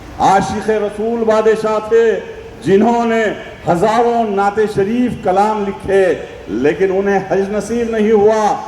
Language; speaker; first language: Urdu; native; Urdu